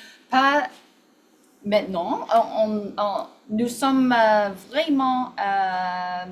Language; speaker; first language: French; non-native, learner; English